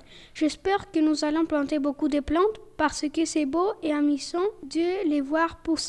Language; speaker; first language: French; non-native, learner; Spanish